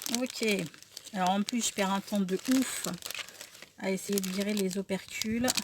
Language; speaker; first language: French; native; French